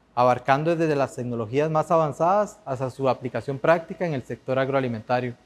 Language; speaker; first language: Spanish; native; Spanish